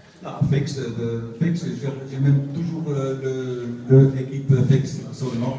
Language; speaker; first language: French; non-native, learner; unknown